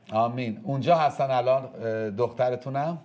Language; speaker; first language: Persian; native; Persian